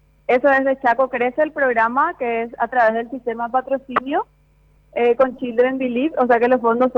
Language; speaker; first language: Spanish; native; Spanish